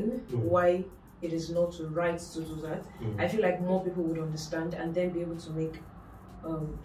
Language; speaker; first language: English; non-native, local second language; Yoruba